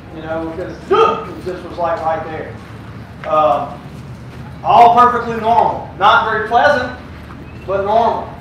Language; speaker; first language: English; native; English